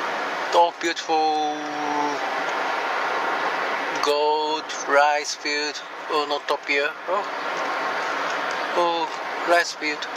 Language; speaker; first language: English; non-native, learner; Japanese